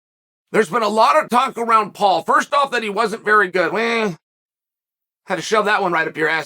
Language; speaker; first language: English; native; English